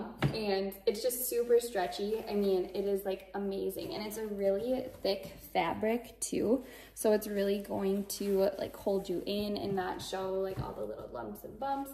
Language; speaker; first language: English; native; English